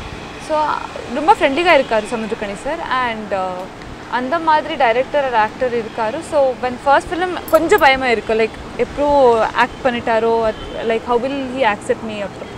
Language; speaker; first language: Tamil; non-native, learner; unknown